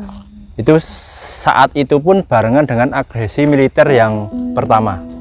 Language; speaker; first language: Indonesian; native; Indonesian